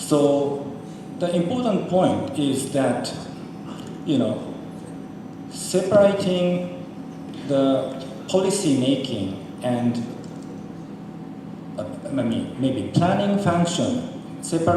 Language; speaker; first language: English; non-native, fluent; Japanese